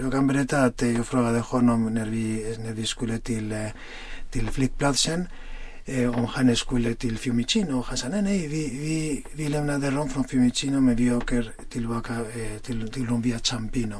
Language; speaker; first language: Swedish; non-native, fluent; Spanish